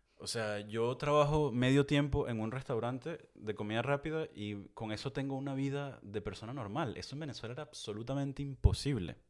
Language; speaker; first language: Spanish; native; Spanish